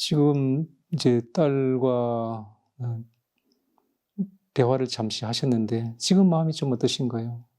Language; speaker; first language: Korean; native; Korean